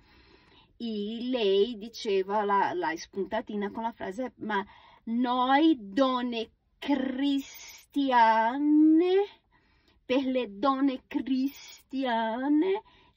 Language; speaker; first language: Italian; non-native, fluent; Portuguese